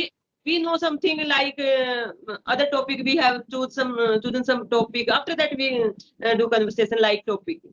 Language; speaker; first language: English; non-native, learner; Hindi